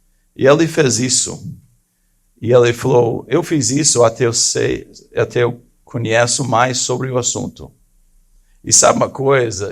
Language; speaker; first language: Portuguese; non-native, fluent; English